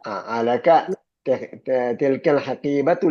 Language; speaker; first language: Arabic; non-native, fluent; Malayalam